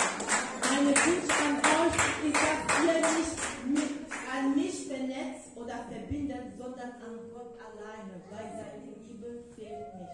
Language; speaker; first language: German; non-native, fluent; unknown